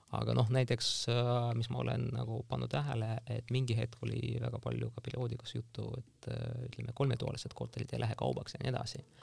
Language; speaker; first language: Estonian; non-native, local second language; Russian